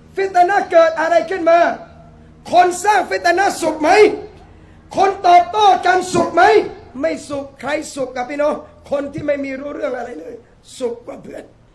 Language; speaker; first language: Thai; native; Thai